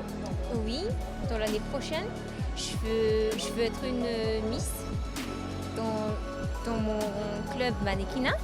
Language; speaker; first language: French; non-native, local second language; Malagasy